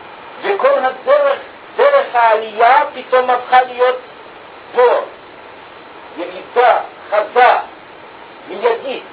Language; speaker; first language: Hebrew; non-native, fluent; Russian